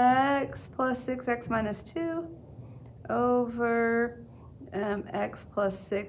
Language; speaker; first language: English; native; English